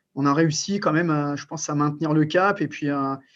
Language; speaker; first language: French; early bilingual, other home language; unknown